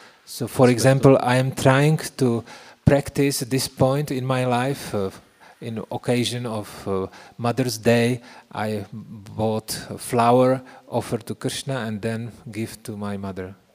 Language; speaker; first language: English; non-native, fluent; Czech